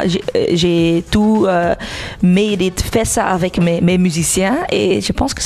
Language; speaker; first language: French; non-native, local second language; Dutch